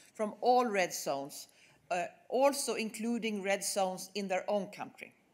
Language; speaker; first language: English; non-native, fluent; Swedish